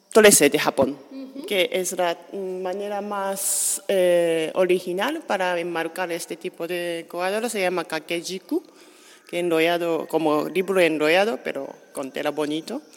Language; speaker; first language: Spanish; non-native, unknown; Japanese